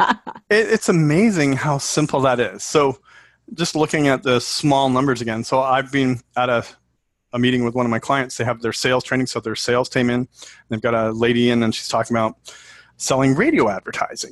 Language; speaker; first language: English; native; English